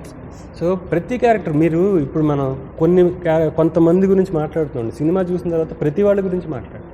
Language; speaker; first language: Telugu; native; Telugu